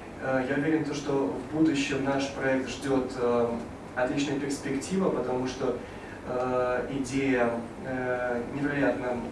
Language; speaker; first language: Russian; native; Russian